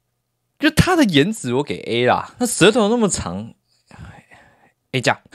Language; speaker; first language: Chinese; native; Chinese